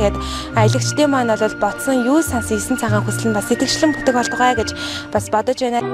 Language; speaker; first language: Mongolian; native; Mongolian